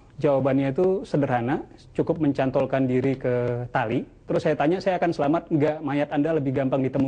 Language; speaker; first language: Indonesian; native; Indonesian